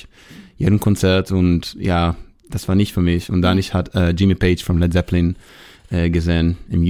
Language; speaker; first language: German; non-native, learner; Hebrew